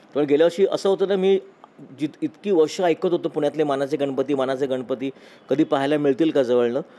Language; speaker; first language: Marathi; native; Marathi